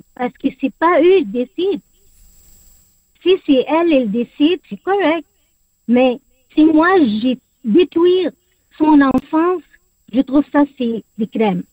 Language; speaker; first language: French; non-native, learner; Arabic